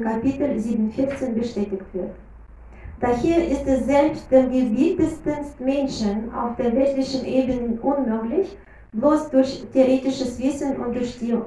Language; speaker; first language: German; non-native, fluent; Russian